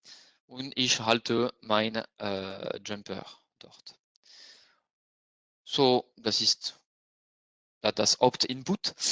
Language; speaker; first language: German; non-native, fluent; French